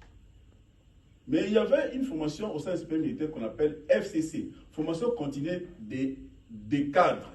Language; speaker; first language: French; non-native, local second language; Lingala